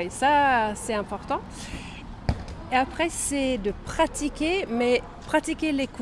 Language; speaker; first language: French; non-native, fluent; Swedish